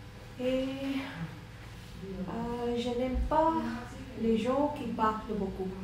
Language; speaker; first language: French; non-native, learner; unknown